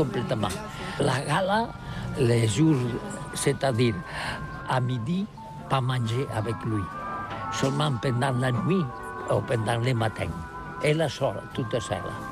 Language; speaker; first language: French; non-native, learner; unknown